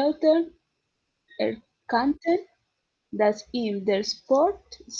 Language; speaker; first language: German; non-native, learner; Spanish